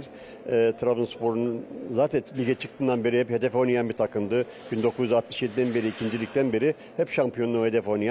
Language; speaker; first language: Turkish; native; Turkish